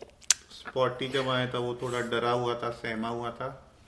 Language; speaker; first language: Hindi; native; Hindi